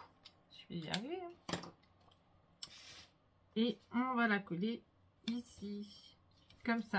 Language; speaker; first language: French; native; French